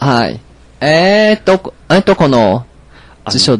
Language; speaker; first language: Japanese; non-native, learner; Chinese